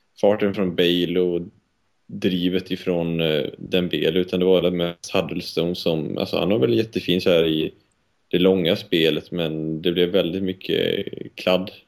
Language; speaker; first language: Swedish; native; Swedish